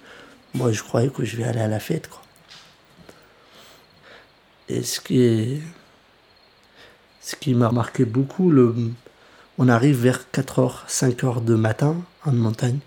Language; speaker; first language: French; early bilingual, other home language; Kurdish